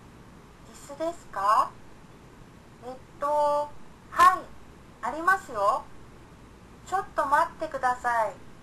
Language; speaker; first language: Japanese; non-native, learner; Indonesian